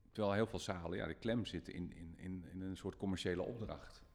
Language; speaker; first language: Dutch; native; Dutch